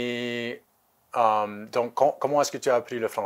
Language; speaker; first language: French; native; French